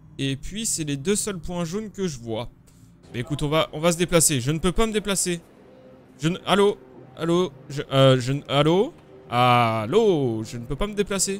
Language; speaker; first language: French; native; French